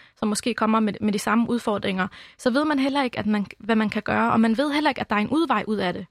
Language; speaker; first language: Danish; early bilingual, other home language; Arabic